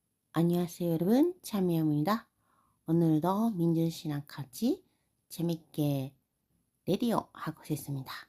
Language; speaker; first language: Korean; non-native, learner; Japanese